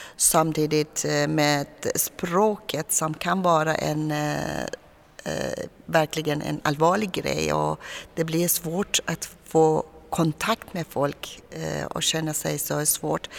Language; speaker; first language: Swedish; non-native, fluent; Persian